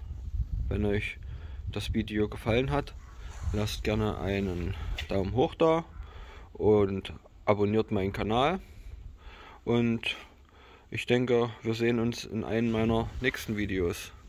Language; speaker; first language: German; native; German